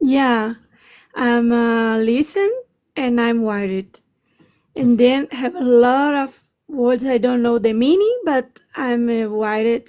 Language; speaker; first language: English; non-native, learner; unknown